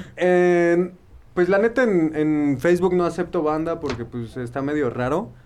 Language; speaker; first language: Spanish; native; Spanish